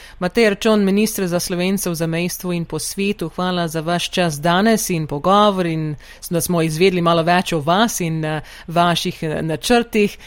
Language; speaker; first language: Slovenian; early bilingual, heritage; Slovenian